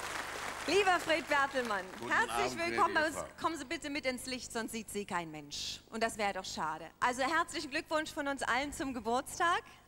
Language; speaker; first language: German; native; German